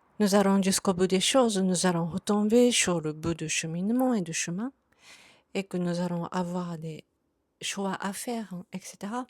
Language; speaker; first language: French; non-native, fluent; Japanese